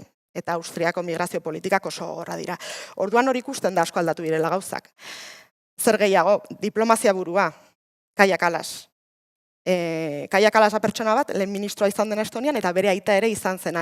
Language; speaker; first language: Basque; native; Basque